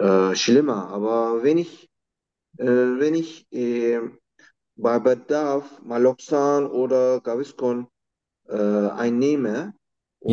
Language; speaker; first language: German; non-native, learner; Turkish